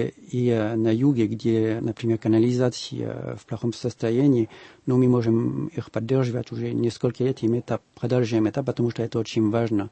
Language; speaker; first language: Russian; non-native, fluent; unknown